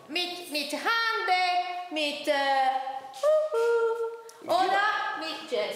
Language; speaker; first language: German; non-native, learner; Italian